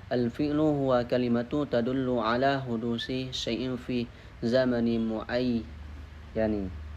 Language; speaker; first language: Arabic; non-native, learner; Indonesian